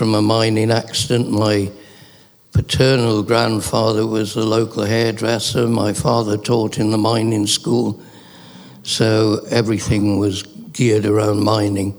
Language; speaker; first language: English; native; English